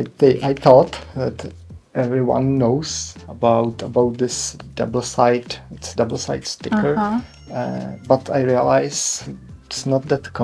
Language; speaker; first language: English; non-native, learner; Czech